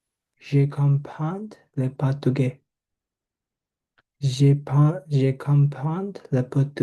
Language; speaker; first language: French; non-native, learner; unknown